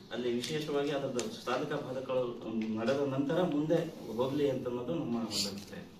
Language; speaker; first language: Kannada; non-native, local second language; Lambadi